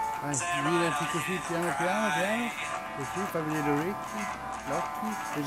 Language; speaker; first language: Italian; native; Italian